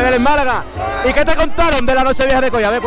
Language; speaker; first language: Spanish; native; Spanish